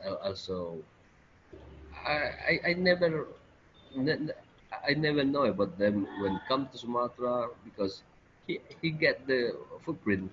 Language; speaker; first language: English; non-native, learner; Indonesian